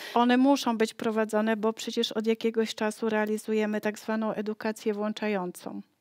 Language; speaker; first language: Polish; native; Polish